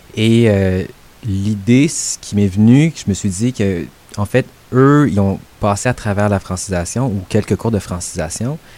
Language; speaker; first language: French; native; French